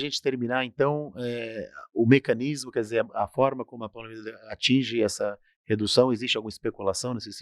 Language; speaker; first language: Portuguese; native; Portuguese